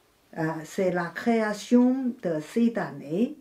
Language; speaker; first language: French; non-native, fluent; Chinese